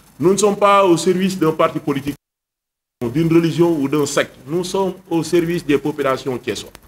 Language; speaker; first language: French; non-native, local second language; Wolof